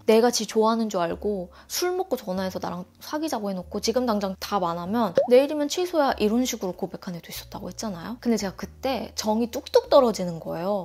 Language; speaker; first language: Korean; native; Korean